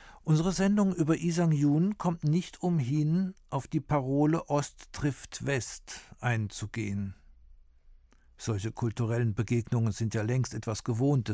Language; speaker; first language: German; native; German